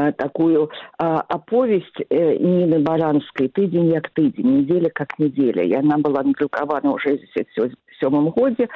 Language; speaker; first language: Belarusian; native; Belarusian